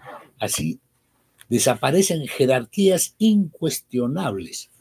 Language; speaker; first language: Spanish; native; Spanish